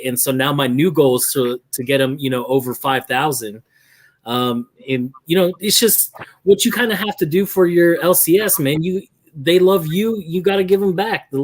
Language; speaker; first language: English; native; English